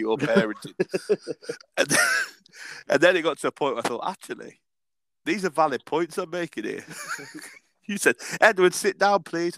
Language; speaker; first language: English; native; English